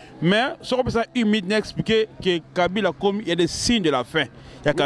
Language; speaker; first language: French; non-native, local second language; Lingala